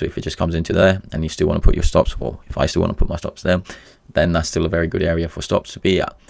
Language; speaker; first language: English; native; English